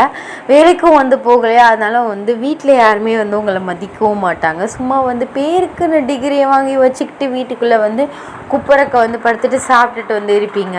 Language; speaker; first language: Tamil; native; Tamil